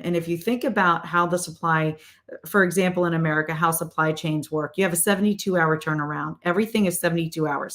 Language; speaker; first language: English; native; English